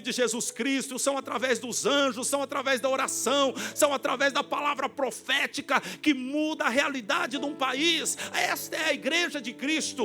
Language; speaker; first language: Portuguese; native; Portuguese